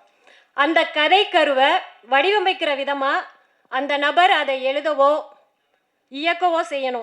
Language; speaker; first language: Tamil; native; Tamil